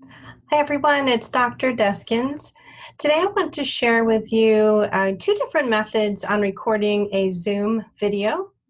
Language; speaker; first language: English; native; English